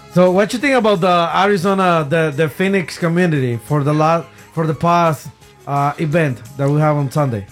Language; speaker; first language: English; non-native, learner; Spanish